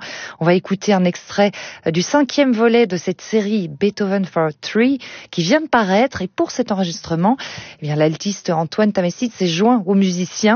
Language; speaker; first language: French; native; French